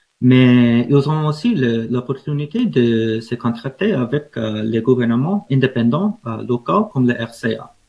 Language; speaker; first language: French; non-native, fluent; English